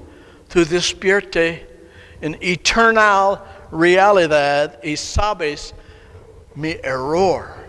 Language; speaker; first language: Spanish; non-native, learner; English